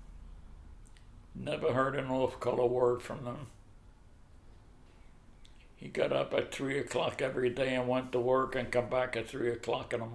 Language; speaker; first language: English; early bilingual, other home language; Yiddish